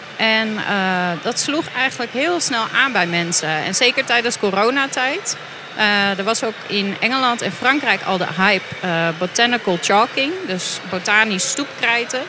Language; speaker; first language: Dutch; native; Dutch